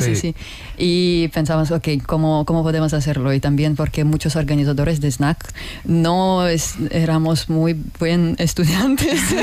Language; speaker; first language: Spanish; non-native, learner; Russian